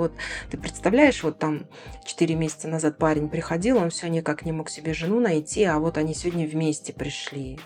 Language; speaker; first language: Russian; native; Russian